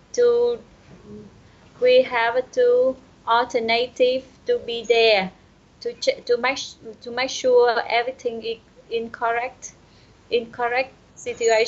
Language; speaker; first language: English; non-native, learner; Vietnamese